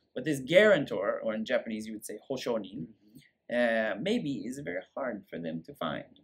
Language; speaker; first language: English; native; English